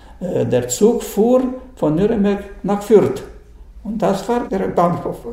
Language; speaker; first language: German; non-native, fluent; Romanian